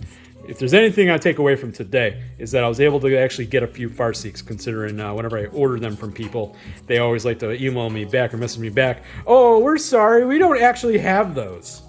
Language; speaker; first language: English; native; English